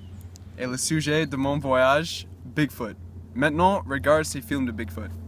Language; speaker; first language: French; non-native, learner; English